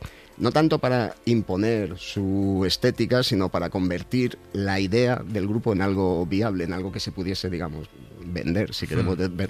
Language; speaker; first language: Spanish; native; Spanish